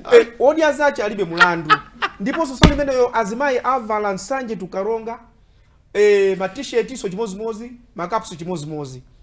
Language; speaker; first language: Nyanja; native; Nyanja